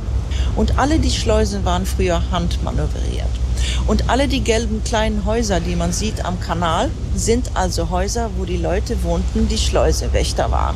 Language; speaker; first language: German; non-native, fluent; Swedish